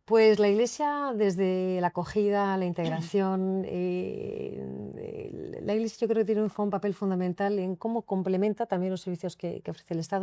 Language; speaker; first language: Spanish; native; Spanish